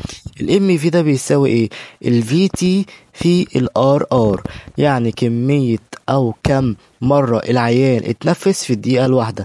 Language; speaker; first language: Arabic; native; Arabic